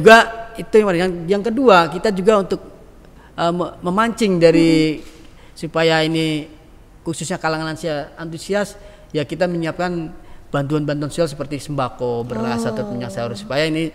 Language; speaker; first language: Indonesian; native; Indonesian